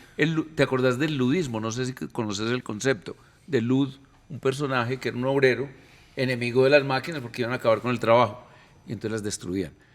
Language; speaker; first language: Spanish; native; Spanish